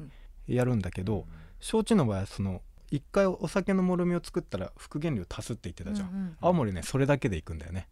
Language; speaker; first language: Japanese; native; Japanese